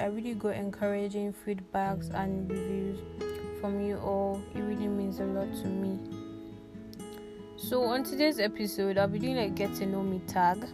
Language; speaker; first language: English; non-native, local second language; Yoruba